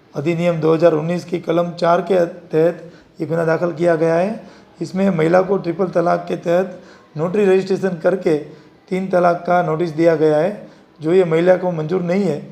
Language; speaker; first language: Hindi; non-native, local second language; Gujarati